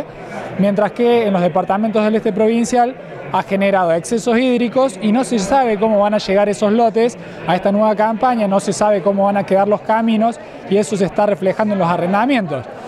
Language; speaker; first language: Spanish; native; Spanish